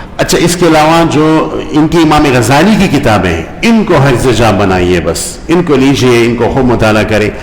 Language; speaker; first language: Urdu; non-native, local second language; Pashto